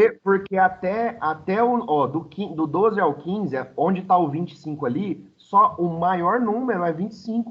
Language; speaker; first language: Portuguese; native; Portuguese